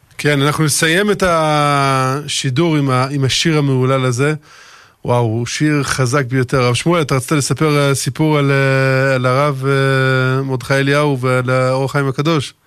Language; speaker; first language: Hebrew; early bilingual, other home language; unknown